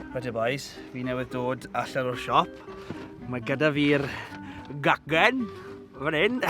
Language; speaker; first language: Welsh; native; Welsh